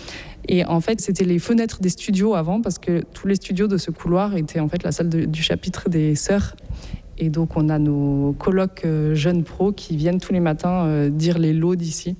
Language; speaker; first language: French; native; French